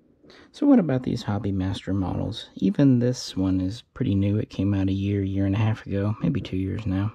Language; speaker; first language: English; native; English